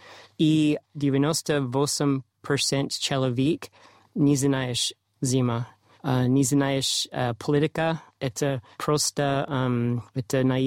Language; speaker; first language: Russian; non-native, learner; English